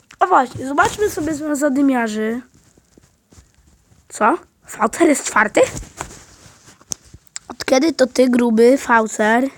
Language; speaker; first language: Polish; native; Polish